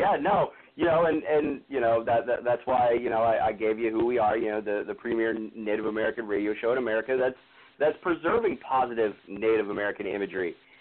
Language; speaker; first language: English; native; English